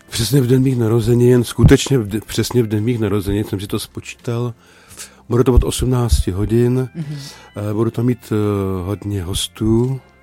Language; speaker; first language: Czech; native; Czech